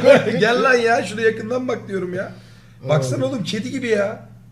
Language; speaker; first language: Turkish; native; Turkish